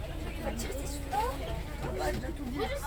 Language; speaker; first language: French; native; French